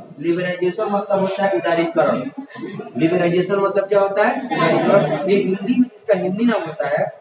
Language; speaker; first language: Hindi; native; Hindi